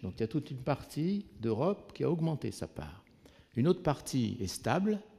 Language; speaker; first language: French; native; French